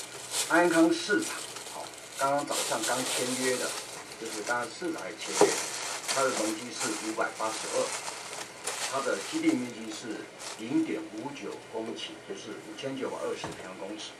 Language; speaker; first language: Chinese; native; Chinese